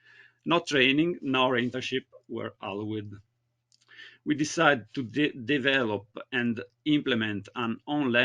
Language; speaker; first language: English; non-native, learner; Italian